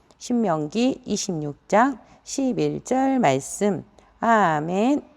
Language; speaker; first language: Korean; native; Korean